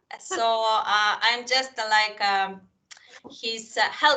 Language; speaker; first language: English; non-native, fluent; Spanish